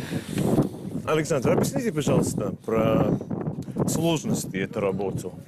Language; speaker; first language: Russian; non-native, learner; English